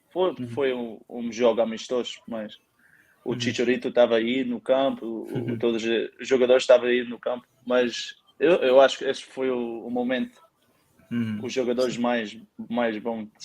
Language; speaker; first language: Portuguese; early bilingual, heritage; Portuguese